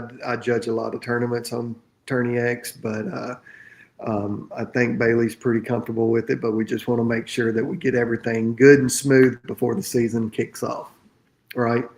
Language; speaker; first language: English; native; English